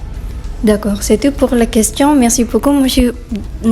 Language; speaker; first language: French; non-native, learner; Indonesian